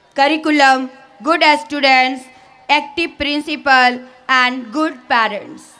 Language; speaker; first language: English; non-native, local second language; Hindi